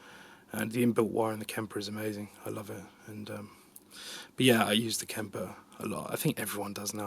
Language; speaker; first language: English; native; English